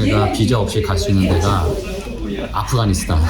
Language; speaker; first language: Korean; native; Korean